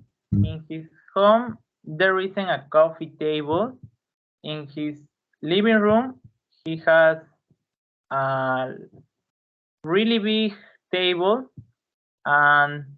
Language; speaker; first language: English; non-native, learner; Spanish